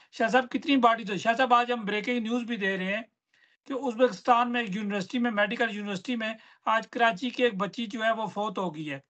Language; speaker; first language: Urdu; non-native, local second language; Punjabi